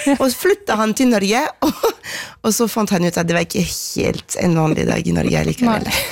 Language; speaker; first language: Norwegian; non-native, fluent; French